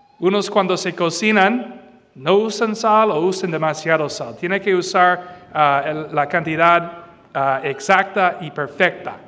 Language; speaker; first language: Spanish; non-native, fluent; English